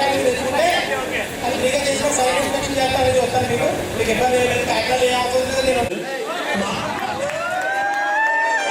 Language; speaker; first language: Telugu; native; Telugu